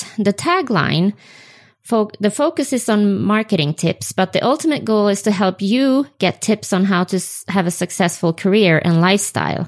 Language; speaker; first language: English; non-native, fluent; Swedish